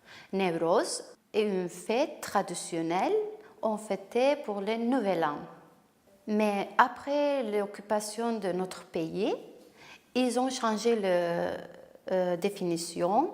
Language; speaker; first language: French; non-native, learner; Kurdish